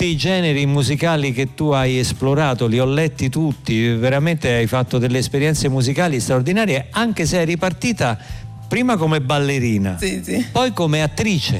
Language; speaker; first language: Italian; native; Italian